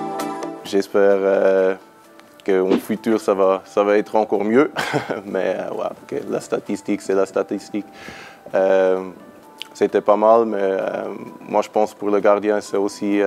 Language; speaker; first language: French; non-native, learner; German